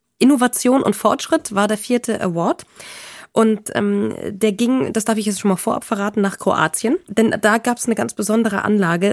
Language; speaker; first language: German; native; German